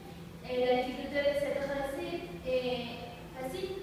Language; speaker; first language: French; non-native, learner; Spanish